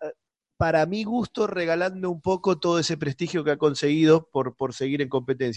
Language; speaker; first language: Spanish; native; Spanish